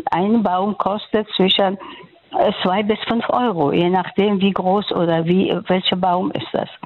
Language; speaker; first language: German; non-native, learner; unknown